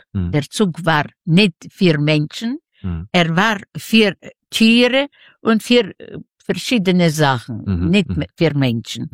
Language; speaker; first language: German; non-native, learner; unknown